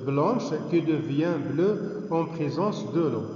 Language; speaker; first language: French; non-native, local second language; Arabic